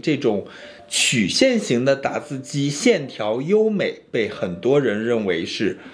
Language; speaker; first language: Chinese; native; Chinese